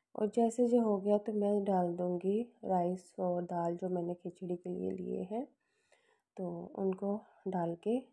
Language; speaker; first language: Hindi; non-native, local second language; Punjabi